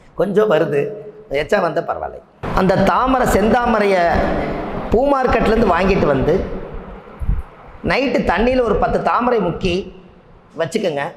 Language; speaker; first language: Tamil; native; Tamil